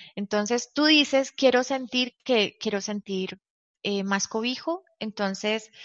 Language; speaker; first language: Spanish; native; Spanish